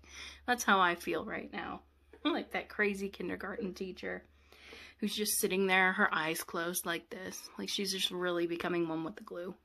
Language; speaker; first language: English; native; English